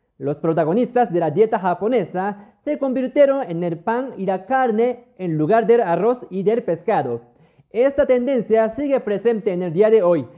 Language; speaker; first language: Spanish; non-native, fluent; Japanese